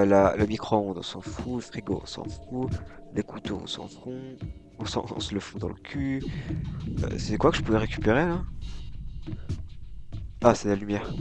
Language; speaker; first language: French; native; French